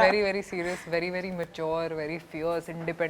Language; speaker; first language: Telugu; non-native, fluent; Hindi